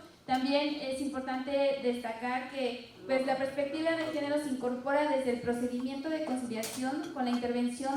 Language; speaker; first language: Spanish; native; Spanish